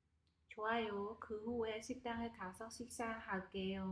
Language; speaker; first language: Korean; non-native, fluent; Khmer